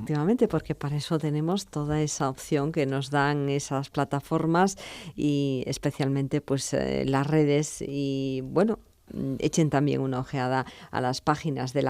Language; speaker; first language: Spanish; native; Spanish